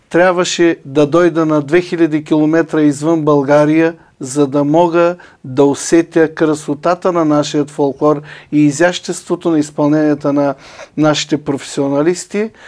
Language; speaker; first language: Bulgarian; native; Bulgarian